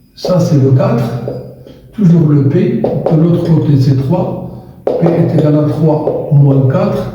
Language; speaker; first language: French; non-native, local second language; Arabic